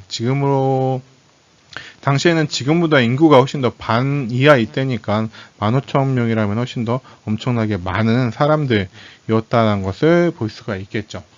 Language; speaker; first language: Korean; native; Korean